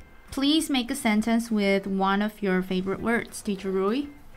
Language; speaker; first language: English; non-native, fluent; Chinese